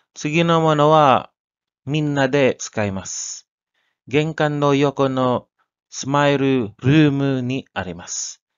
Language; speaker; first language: Japanese; non-native, learner; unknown